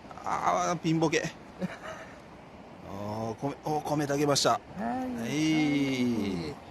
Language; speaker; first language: Japanese; native; Japanese